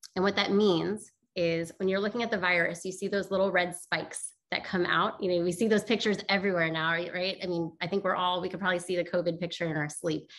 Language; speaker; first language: English; native; English